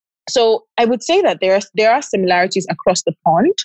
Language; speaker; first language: English; non-native, local second language; Yoruba